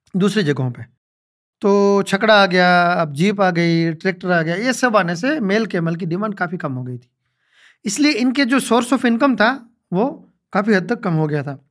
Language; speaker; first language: Hindi; non-native, local second language; Gujarati